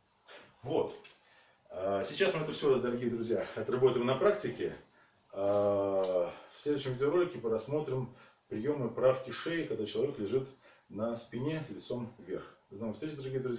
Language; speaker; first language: Russian; native; Russian